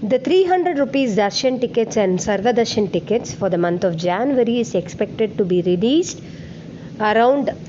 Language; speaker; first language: English; non-native, local second language; Tamil